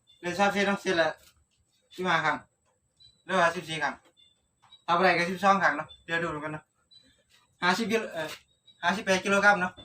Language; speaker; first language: Thai; non-native, local second language; Northeastern Thai